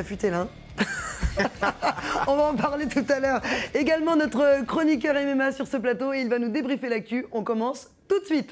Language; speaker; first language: French; native; French